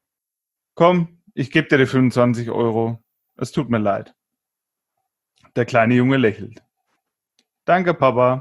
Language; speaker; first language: German; native; German